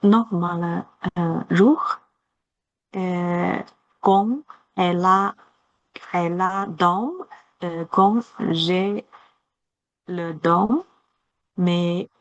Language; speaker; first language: French; non-native, learner; Chinese